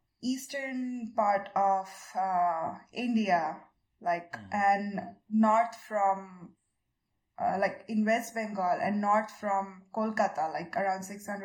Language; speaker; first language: English; non-native, local second language; Bangla